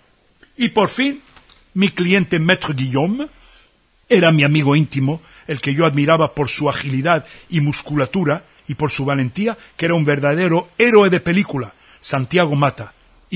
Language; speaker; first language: Spanish; early bilingual, heritage; Ladino